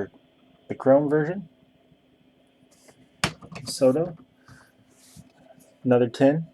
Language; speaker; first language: English; native; English